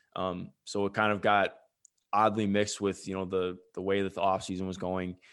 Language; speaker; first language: English; native; English